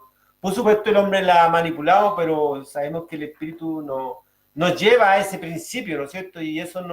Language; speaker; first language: Spanish; native; Spanish